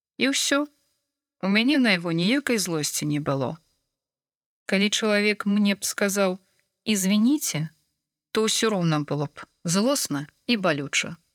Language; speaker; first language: Belarusian; non-native, local second language; Russian